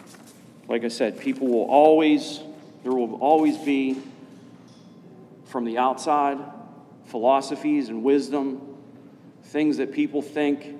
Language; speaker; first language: English; native; English